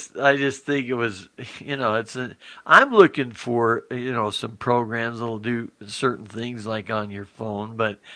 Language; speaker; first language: English; native; English